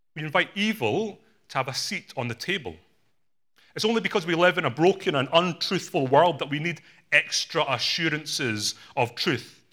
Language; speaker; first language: English; native; English